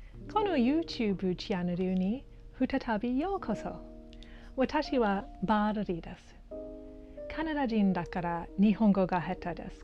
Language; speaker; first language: Japanese; non-native, learner; English